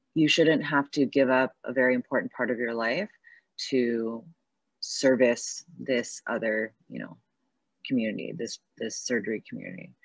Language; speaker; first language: English; early bilingual, other home language; Chinese